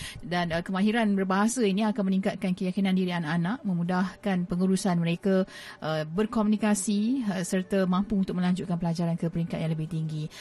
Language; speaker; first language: Malay; native; Malay